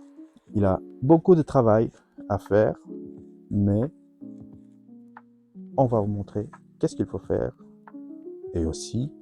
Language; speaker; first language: French; non-native, fluent; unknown